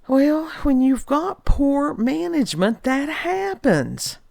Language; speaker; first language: English; native; English